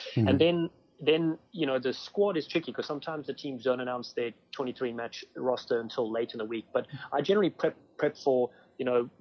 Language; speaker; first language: English; native; English